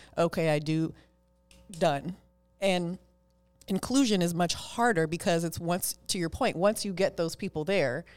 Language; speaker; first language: English; native; English